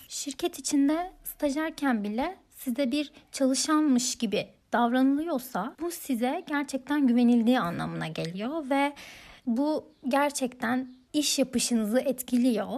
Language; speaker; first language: Turkish; native; Turkish